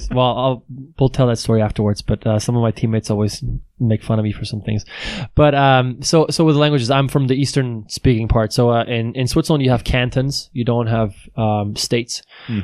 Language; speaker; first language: English; non-native, fluent; Swiss German